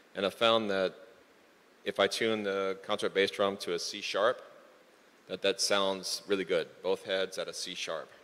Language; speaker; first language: English; native; English